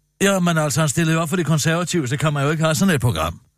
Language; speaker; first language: Danish; native; Danish